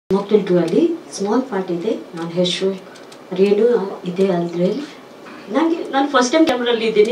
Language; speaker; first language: Kannada; non-native, local second language; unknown